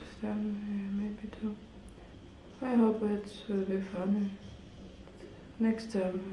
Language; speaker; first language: English; non-native, learner; German